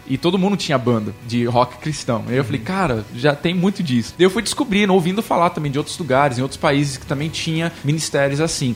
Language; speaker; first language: Portuguese; early bilingual, other home language; English